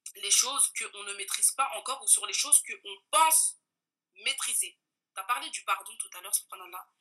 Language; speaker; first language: French; non-native, local second language; Bambara